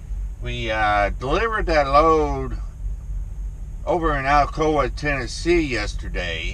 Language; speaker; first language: English; native; English